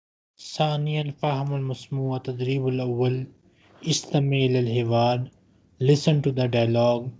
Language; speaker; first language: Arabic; non-native, fluent; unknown